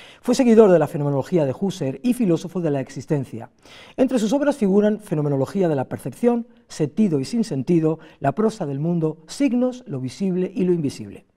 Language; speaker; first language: Spanish; native; Spanish